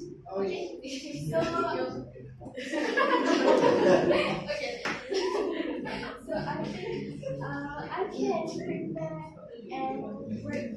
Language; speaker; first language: English; non-native, local second language; Malay